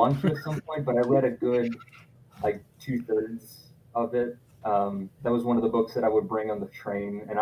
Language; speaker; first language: English; non-native, fluent; Italian